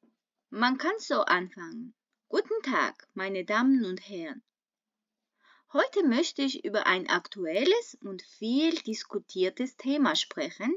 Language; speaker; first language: German; non-native, fluent; Armenian